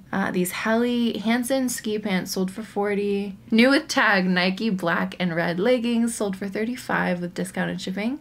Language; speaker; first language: English; native; English